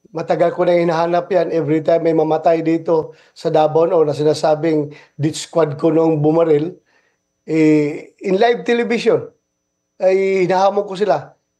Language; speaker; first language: Filipino; non-native, local second language; Cebuano